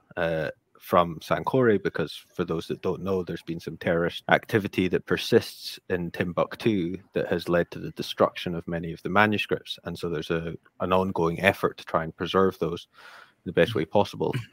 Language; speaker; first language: English; native; English